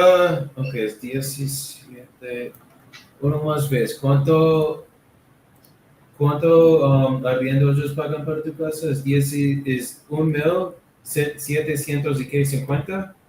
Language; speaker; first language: Spanish; non-native, learner; English